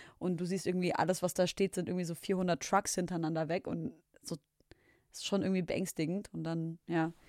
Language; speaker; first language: German; early bilingual, other home language; Arabic